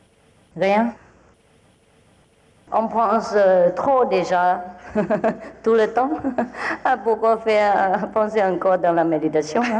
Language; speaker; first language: French; non-native, fluent; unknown